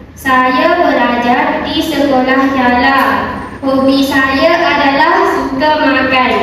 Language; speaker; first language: Indonesian; non-native, learner; Malay